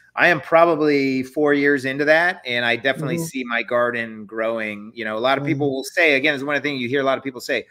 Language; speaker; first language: English; native; English